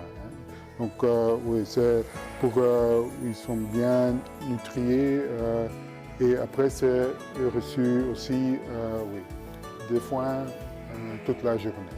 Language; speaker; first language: French; non-native, learner; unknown